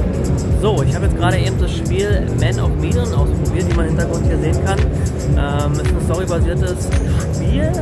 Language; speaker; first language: German; native; German